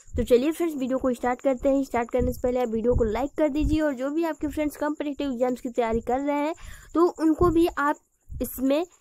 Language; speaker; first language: Hindi; native; Hindi